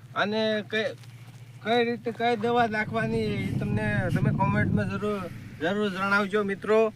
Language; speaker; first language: Gujarati; native; Gujarati